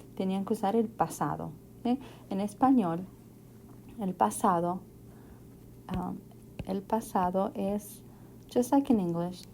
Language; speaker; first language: Spanish; non-native, fluent; English